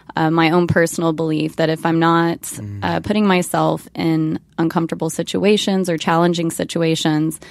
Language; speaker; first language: English; native; English